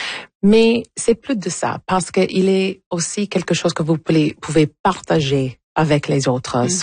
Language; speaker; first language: French; non-native, local second language; English